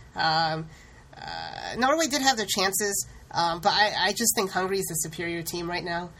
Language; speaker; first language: English; early bilingual, other home language; Hindi